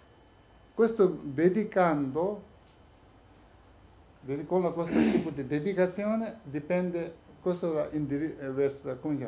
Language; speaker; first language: Italian; non-native, learner; Tibetan